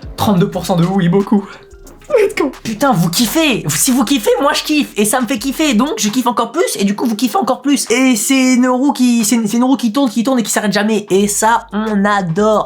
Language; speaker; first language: French; native; French